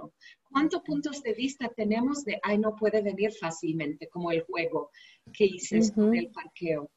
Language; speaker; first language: Spanish; non-native, learner; English